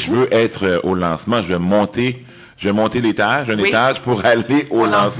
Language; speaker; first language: French; native; French